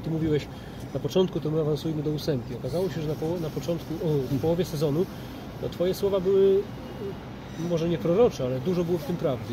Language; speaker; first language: Polish; native; Polish